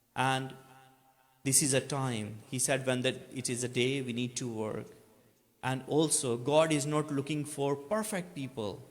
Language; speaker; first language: English; non-native, local second language; Urdu